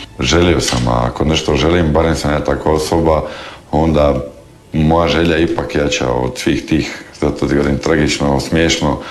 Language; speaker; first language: Croatian; native; Croatian